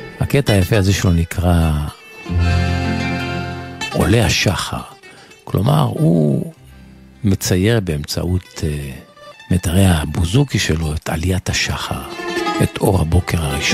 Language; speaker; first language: Hebrew; native; Hebrew